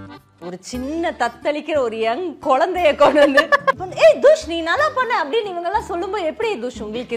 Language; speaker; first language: Tamil; native; Tamil